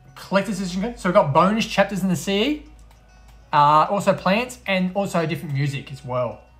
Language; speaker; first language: English; native; English